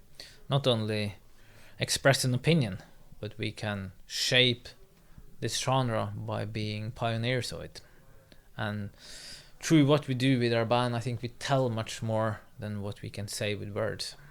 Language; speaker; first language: English; non-native, fluent; Norwegian